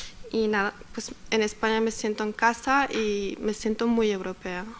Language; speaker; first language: Spanish; non-native, fluent; Arabic